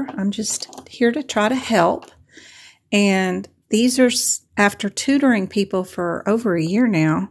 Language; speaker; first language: English; native; English